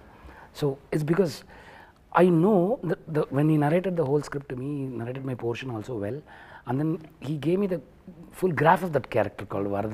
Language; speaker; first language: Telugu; non-native, learner; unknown